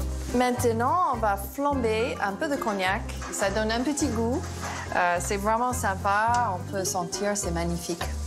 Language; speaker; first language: French; non-native, fluent; English